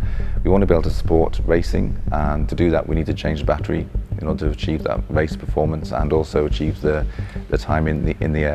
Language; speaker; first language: English; native; English